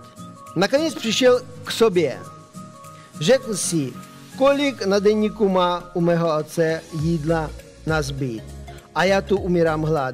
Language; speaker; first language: Czech; non-native, fluent; Russian